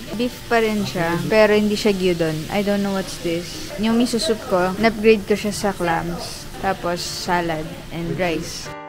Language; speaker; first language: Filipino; native; Filipino